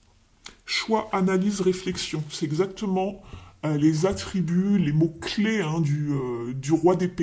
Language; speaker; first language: French; native; French